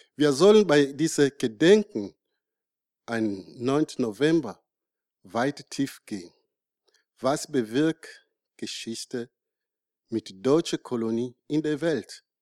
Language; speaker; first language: German; non-native, learner; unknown